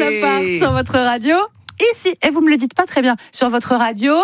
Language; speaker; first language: French; native; French